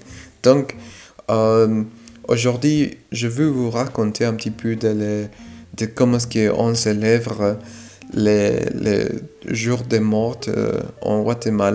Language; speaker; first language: French; non-native, fluent; Spanish